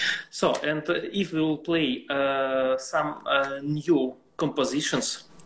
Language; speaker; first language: English; non-native, learner; Russian